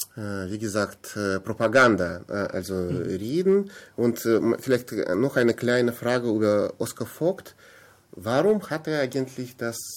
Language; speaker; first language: German; non-native, fluent; Russian